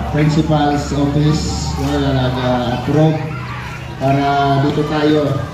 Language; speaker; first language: Filipino; native; Filipino